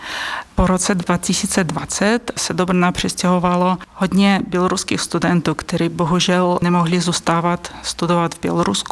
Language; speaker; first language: Czech; non-native, fluent; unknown